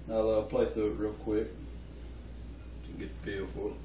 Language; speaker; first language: English; native; English